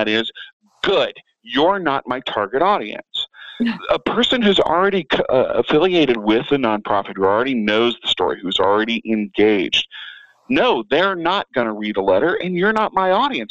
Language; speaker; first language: English; native; English